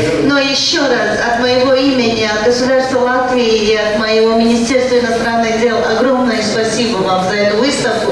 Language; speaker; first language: Russian; non-native, local second language; Latvian